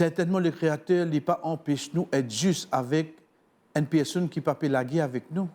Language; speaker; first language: French; non-native, local second language; Morisyen